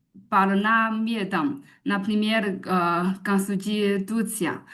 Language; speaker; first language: Russian; non-native, learner; Chinese